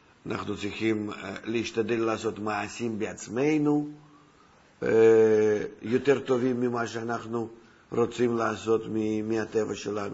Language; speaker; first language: Hebrew; non-native, fluent; Russian